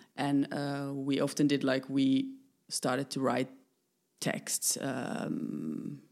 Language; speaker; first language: English; non-native, fluent; Finnish